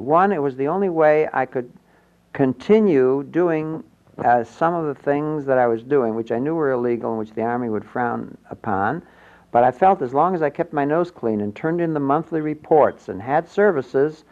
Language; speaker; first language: English; native; English